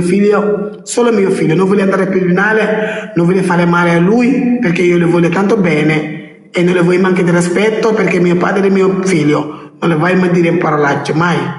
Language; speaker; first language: Italian; non-native, learner; Wolof